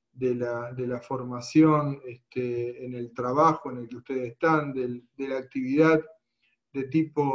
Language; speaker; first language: Spanish; native; Spanish